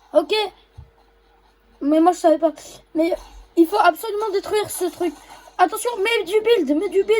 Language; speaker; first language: French; native; French